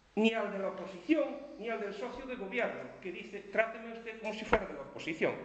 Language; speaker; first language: Spanish; non-native, local second language; Galician